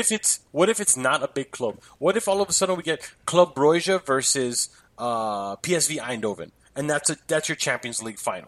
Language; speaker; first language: English; native; English